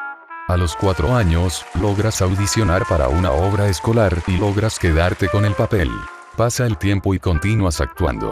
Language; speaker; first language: Spanish; native; Spanish